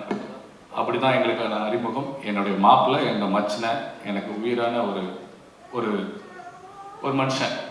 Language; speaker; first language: Tamil; native; Tamil